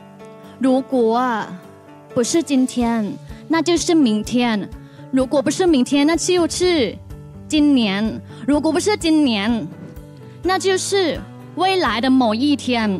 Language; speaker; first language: Chinese; non-native, learner; Thai